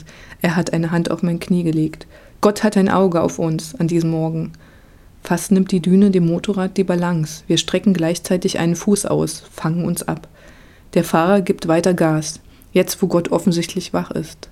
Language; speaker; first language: German; native; German